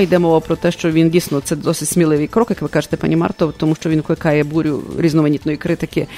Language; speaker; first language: Ukrainian; native; Ukrainian